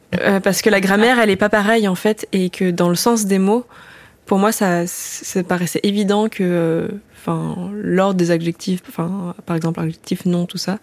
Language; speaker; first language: French; early bilingual, other home language; Indonesian